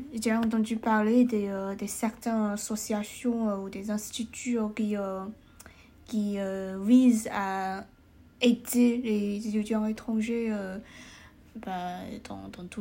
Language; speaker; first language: French; non-native, learner; Chinese